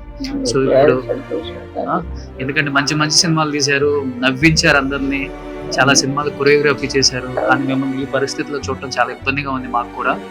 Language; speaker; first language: Telugu; native; Telugu